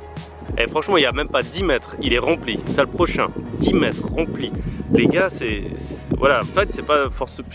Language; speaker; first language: French; native; French